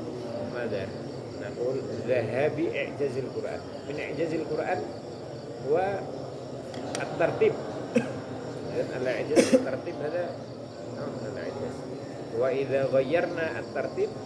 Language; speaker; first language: Arabic; non-native, fluent; Indonesian